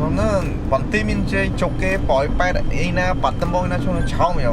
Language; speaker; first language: Korean; non-native, learner; Khmer